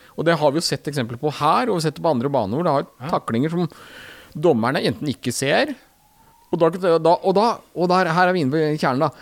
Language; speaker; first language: Norwegian; native; Norwegian